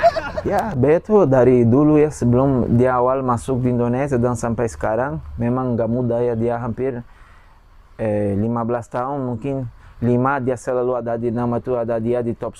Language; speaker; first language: Indonesian; non-native, fluent; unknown